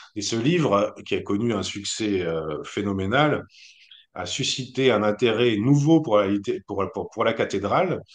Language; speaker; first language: French; native; French